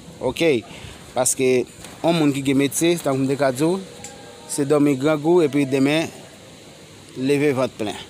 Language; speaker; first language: French; non-native, learner; Haitian Creole